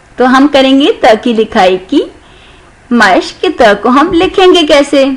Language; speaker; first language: Urdu; non-native, local second language; Sindhi